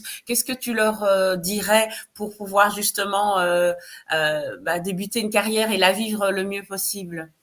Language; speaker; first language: French; native; French